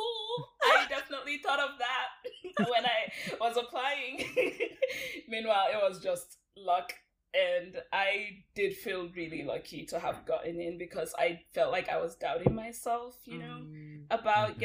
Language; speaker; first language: English; non-native, local second language; Hausa